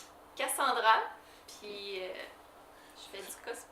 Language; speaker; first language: French; native; French